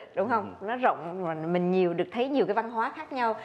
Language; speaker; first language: Vietnamese; native; Vietnamese